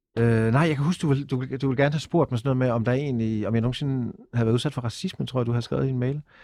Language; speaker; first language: Danish; native; Danish